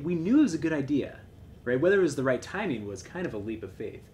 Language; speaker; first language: English; native; English